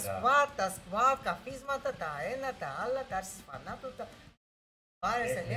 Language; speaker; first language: Greek; non-native, learner; Russian